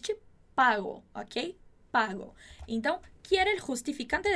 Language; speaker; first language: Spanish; non-native, fluent; Portuguese